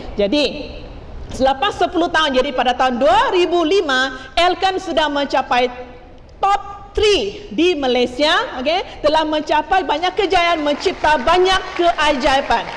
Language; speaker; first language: Malay; non-native, local second language; Chinese